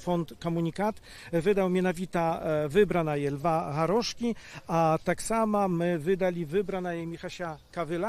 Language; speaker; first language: Polish; non-native, local second language; Belarusian